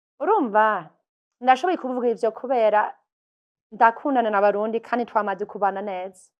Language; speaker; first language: Rundi; non-native, fluent; English